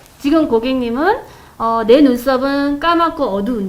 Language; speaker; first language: Korean; native; Korean